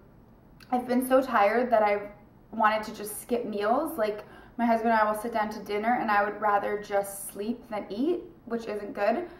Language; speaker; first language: English; native; English